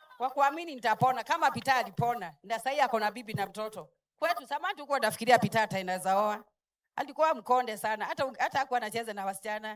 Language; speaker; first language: Swahili; non-native, local second language; Kikuyu